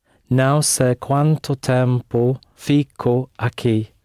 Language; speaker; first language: Portuguese; non-native, learner; English